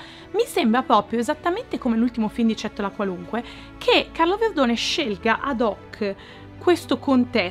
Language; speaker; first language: Italian; native; Italian